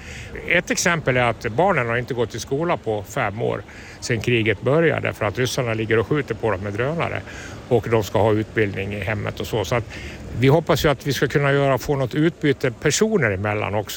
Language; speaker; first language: Swedish; native; Swedish